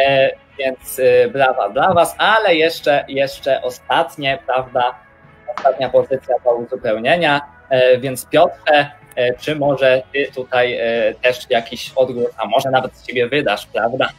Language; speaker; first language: Polish; native; Polish